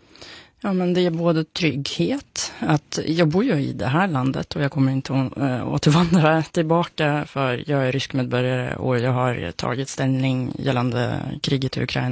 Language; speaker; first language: Swedish; non-native, fluent; Russian